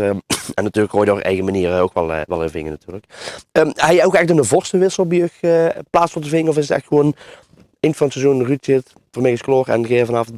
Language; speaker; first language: Dutch; native; Dutch